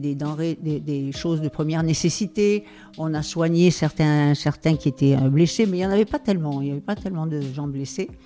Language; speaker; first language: French; native; French